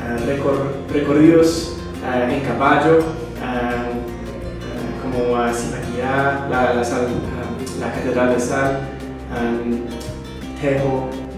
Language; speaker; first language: Spanish; non-native, fluent; English